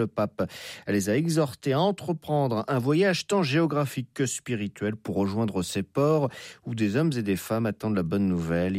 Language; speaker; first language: French; native; French